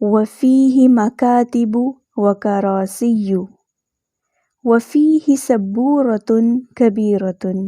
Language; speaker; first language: Arabic; non-native, fluent; Urdu